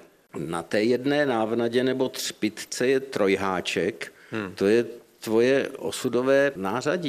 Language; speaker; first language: Czech; native; Czech